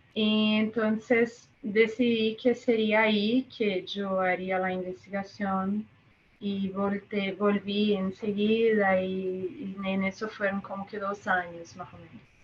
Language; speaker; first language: Spanish; non-native, fluent; Portuguese